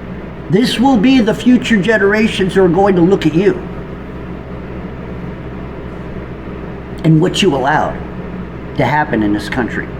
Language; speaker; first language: English; native; English